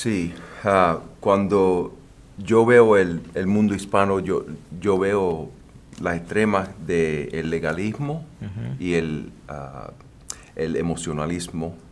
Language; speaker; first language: Spanish; early bilingual, heritage; Spanish